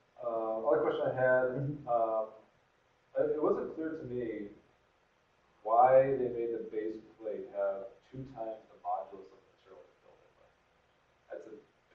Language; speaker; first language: English; native; English